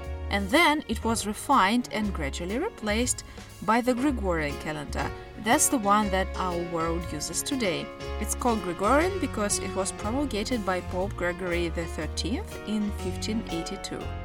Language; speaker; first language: English; non-native, fluent; Russian